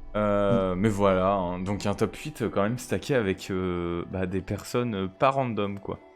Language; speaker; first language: French; native; French